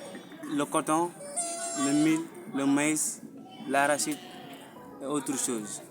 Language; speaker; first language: French; non-native, learner; Mandingo